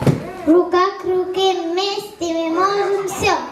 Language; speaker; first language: Russian; non-native, learner; Uzbek